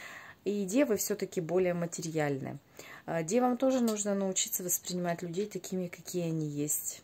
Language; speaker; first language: Russian; native; Russian